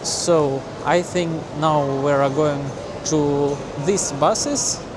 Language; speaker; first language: English; non-native, learner; Russian